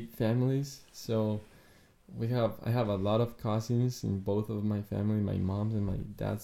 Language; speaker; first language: English; non-native, fluent; Spanish